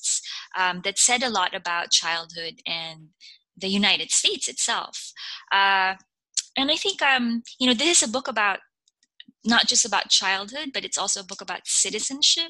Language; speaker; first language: English; non-native, local second language; Filipino